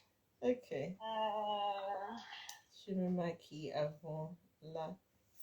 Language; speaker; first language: French; non-native, fluent; English